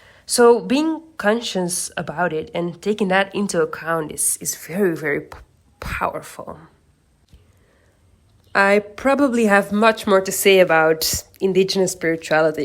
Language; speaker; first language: English; non-native, fluent; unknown